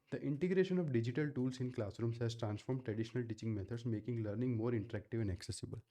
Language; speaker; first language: English; non-native, local second language; Gujarati